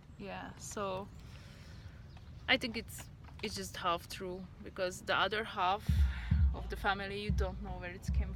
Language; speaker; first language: English; non-native, learner; Hungarian